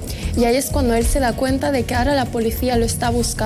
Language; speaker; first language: Spanish; early bilingual, other home language; Arabic